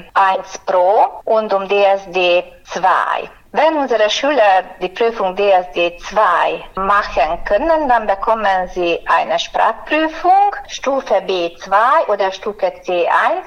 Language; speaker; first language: German; non-native, fluent; Hungarian